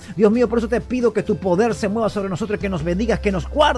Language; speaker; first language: Spanish; native; Spanish